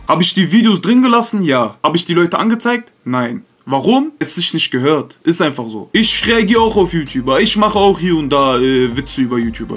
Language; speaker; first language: German; early bilingual, other home language; Turkish